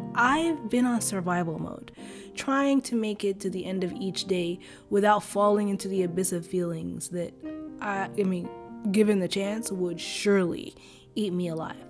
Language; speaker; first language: English; early bilingual, other home language; Arabic